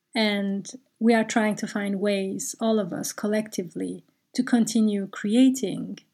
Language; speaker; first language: English; non-native, fluent; Turkish